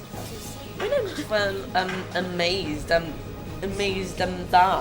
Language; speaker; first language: Welsh; non-native, local second language; English